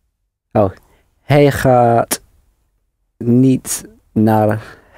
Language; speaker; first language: Dutch; non-native, learner; English